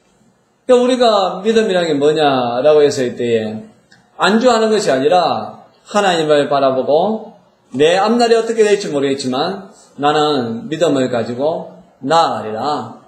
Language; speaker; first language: Korean; native; Korean